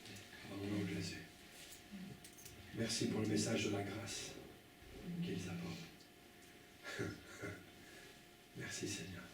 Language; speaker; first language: French; non-native, fluent; English